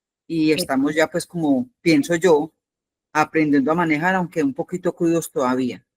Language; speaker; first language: Spanish; native; Spanish